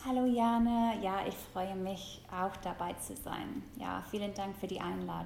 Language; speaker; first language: German; non-native, fluent; English